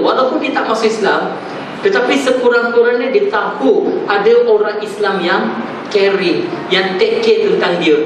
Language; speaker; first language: Malay; non-native, local second language; Tamil